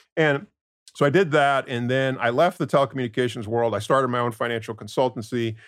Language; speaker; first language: English; non-native, fluent; Spanish